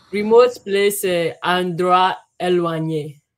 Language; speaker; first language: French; non-native, learner; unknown